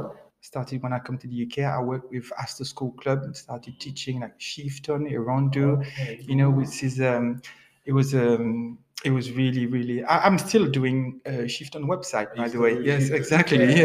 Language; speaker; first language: English; non-native, fluent; French